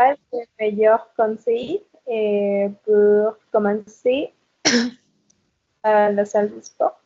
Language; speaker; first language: French; non-native, learner; Spanish